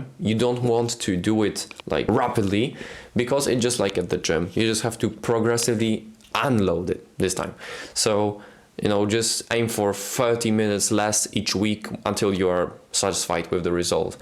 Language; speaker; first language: English; non-native, fluent; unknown